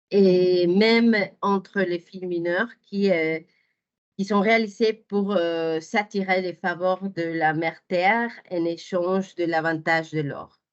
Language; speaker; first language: French; non-native, fluent; Spanish